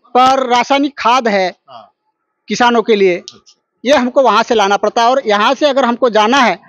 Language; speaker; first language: Hindi; native; Hindi